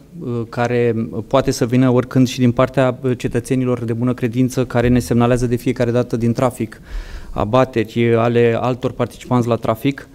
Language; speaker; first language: Romanian; native; Romanian